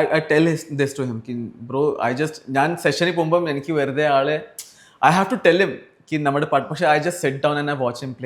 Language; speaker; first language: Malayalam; early bilingual, heritage; Malayalam